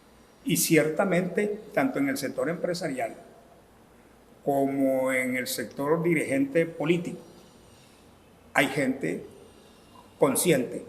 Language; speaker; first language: Spanish; native; Spanish